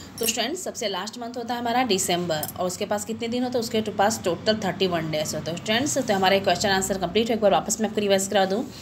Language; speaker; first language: Hindi; non-native, local second language; Gujarati